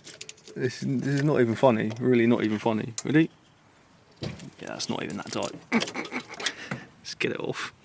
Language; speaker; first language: English; native; English